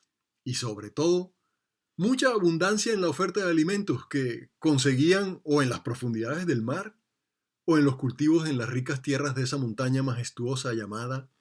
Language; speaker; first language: Spanish; native; Spanish